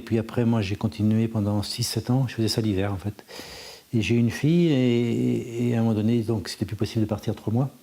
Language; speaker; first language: French; native; French